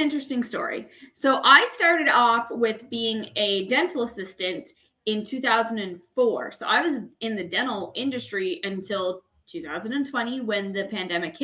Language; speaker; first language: English; native; English